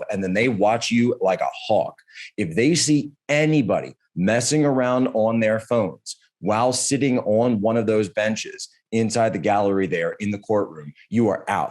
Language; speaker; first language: English; native; English